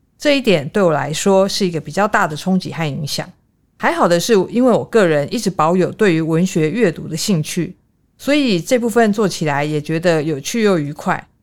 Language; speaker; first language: Chinese; native; Chinese